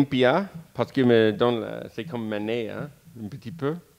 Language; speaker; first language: French; non-native, fluent; English